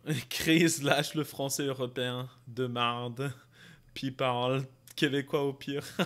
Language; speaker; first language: French; non-native, fluent; English